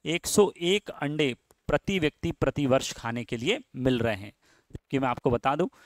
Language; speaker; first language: Hindi; native; Hindi